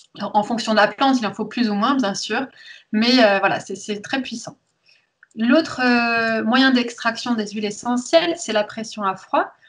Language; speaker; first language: French; early bilingual, heritage; French